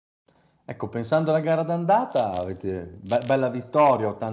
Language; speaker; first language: Italian; native; Italian